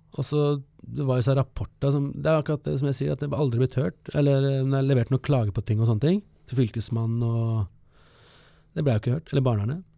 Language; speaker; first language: Norwegian; early bilingual, other home language; Kurdish